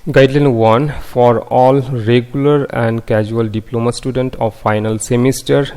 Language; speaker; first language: English; non-native, local second language; Bangla